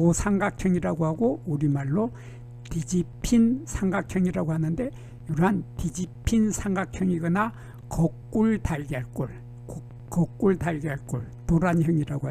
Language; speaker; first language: Korean; native; Korean